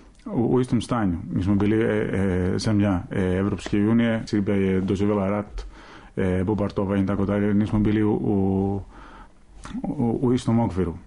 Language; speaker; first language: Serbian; non-native, fluent; Greek